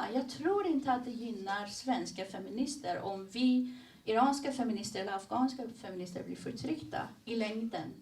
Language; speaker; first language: Swedish; early bilingual, other home language; Persian